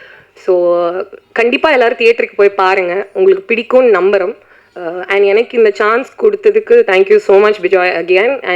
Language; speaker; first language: Tamil; native; Tamil